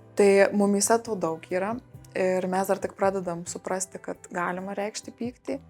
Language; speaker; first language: Lithuanian; native; Lithuanian